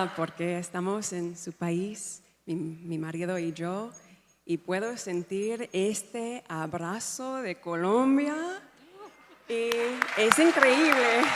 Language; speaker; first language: Spanish; non-native, learner; English